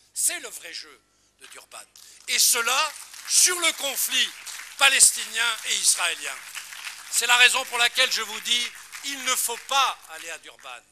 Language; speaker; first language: French; native; French